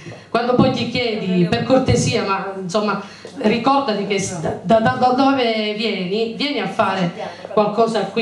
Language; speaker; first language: Italian; native; Italian